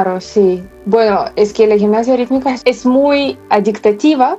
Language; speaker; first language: Spanish; non-native, fluent; Ukrainian